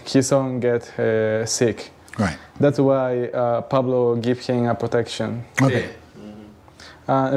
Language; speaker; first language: English; non-native, learner; Spanish